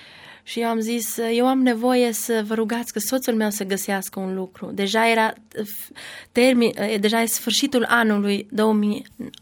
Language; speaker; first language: Romanian; non-native, learner; Albanian